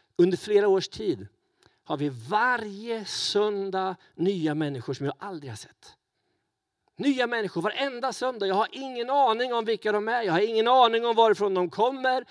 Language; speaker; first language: Swedish; native; Swedish